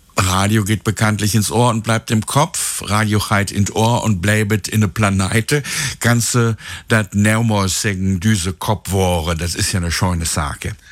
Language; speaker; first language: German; native; German